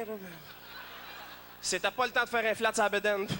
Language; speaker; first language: French; native; French